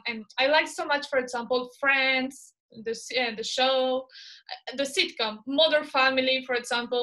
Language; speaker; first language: English; non-native, fluent; Spanish